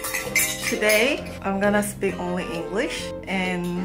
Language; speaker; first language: English; non-native, fluent; Korean